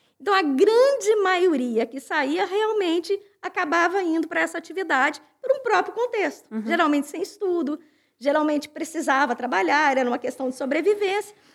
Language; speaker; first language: Portuguese; native; Portuguese